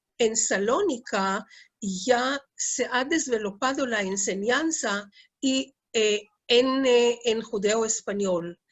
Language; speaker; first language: Spanish; early bilingual, heritage; Ladino